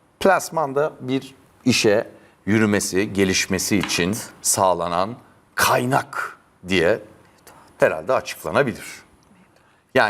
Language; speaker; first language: Turkish; native; Turkish